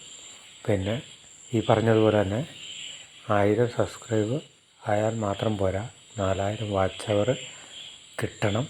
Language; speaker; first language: Malayalam; native; Malayalam